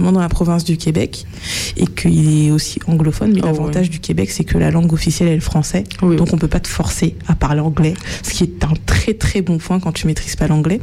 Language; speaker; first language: French; native; French